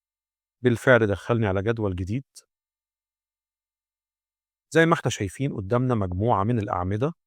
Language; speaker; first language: Arabic; native; Arabic